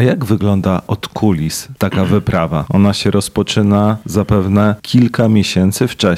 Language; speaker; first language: Polish; native; Polish